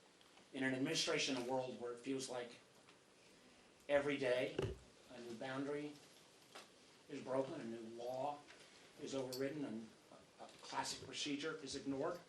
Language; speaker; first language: English; native; English